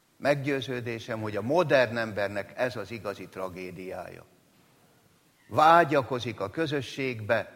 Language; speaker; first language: Hungarian; native; Hungarian